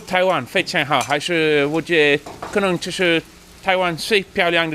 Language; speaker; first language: Chinese; non-native, learner; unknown